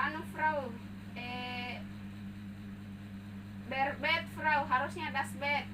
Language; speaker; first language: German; non-native, learner; Indonesian